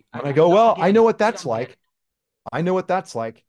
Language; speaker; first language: English; native; English